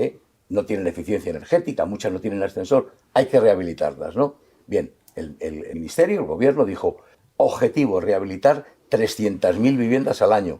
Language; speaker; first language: Spanish; native; Spanish